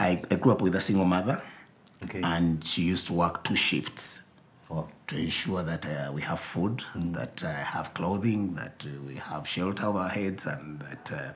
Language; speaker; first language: English; non-native, local second language; Ganda